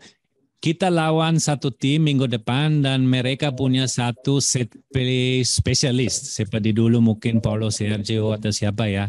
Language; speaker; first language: Indonesian; non-native, fluent; German